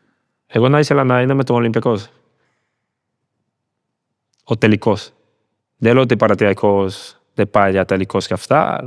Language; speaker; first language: Greek; non-native, learner; Spanish